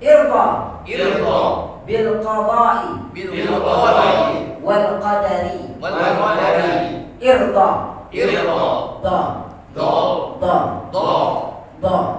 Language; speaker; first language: Arabic; non-native, fluent; Indonesian